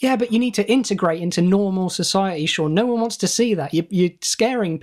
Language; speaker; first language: English; native; English